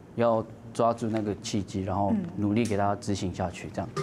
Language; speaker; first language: Chinese; non-native, local second language; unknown